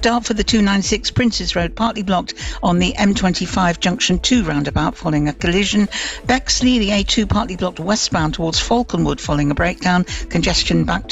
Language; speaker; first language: English; native; English